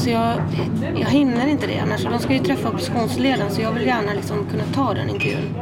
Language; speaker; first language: Swedish; native; Swedish